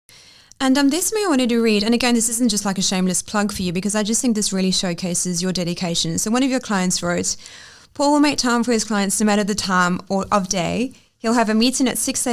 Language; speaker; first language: English; native; English